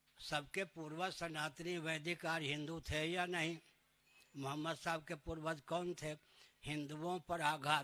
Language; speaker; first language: Hindi; native; Hindi